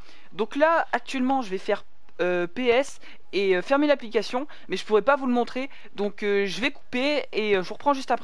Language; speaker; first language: French; native; French